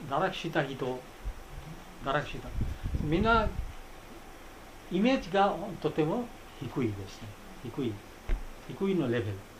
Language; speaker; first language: Japanese; non-native, fluent; Bangla